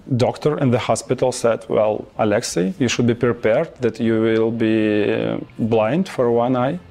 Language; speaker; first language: English; non-native, fluent; Russian